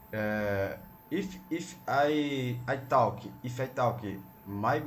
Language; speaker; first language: English; non-native, learner; Portuguese